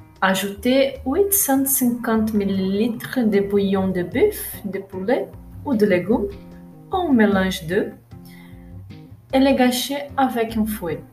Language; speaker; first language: French; non-native, learner; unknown